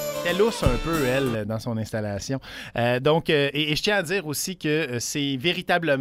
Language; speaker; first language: French; native; French